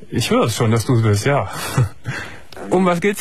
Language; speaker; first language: German; native; German